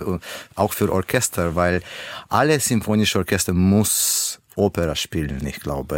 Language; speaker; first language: German; non-native, learner; Russian